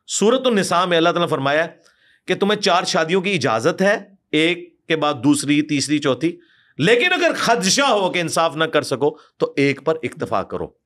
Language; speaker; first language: Urdu; non-native, local second language; Punjabi